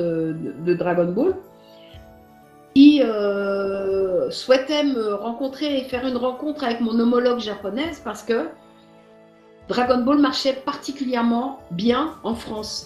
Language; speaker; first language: French; native; French